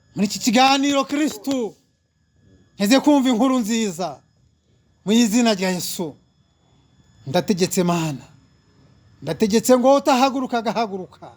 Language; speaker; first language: Kinyarwanda; early bilingual, heritage; Kinyarwanda